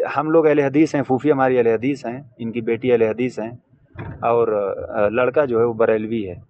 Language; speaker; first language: Hindi; native; Hindi